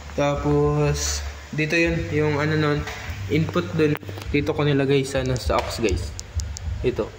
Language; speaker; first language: Filipino; non-native, local second language; Cebuano